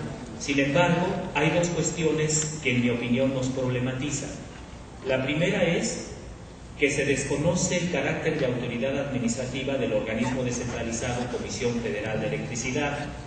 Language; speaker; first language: Spanish; native; Spanish